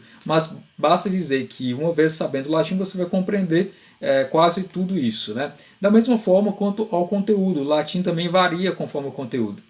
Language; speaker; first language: Portuguese; native; Portuguese